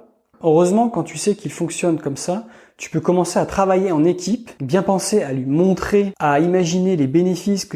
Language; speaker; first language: French; native; French